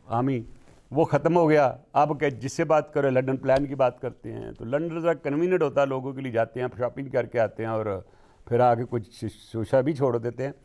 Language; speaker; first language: Urdu; non-native, local second language; Punjabi